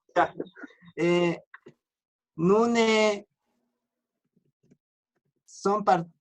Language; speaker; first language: French; non-native, learner; Spanish